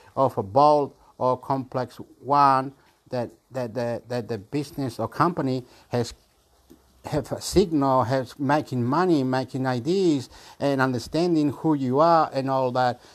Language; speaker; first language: English; non-native, fluent; Spanish